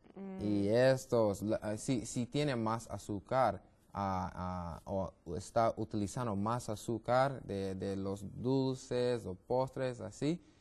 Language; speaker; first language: Spanish; non-native, learner; English